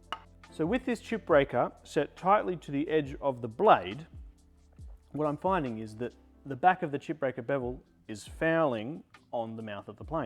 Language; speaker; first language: English; native; English